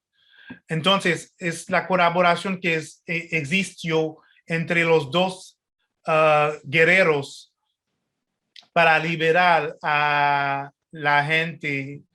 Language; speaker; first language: Spanish; non-native, fluent; French